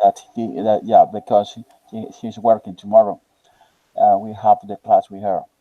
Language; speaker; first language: English; non-native, learner; Spanish